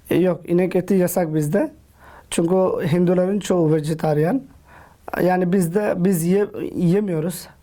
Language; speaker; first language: Turkish; non-native, fluent; Urdu